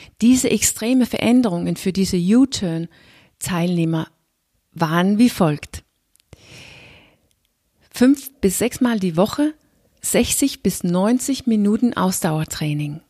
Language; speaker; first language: German; non-native, fluent; Danish